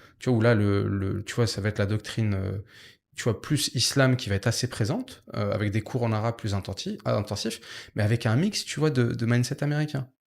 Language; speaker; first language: French; native; French